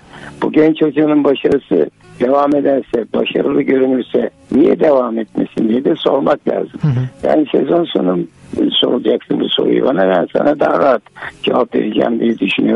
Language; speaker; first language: Turkish; native; Turkish